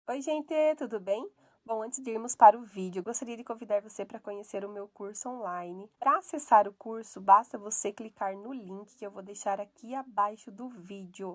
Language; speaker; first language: Portuguese; native; Portuguese